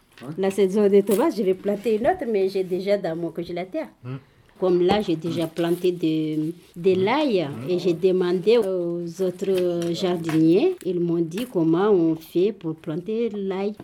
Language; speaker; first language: French; non-native, learner; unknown